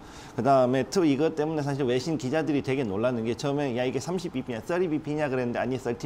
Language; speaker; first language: Korean; native; Korean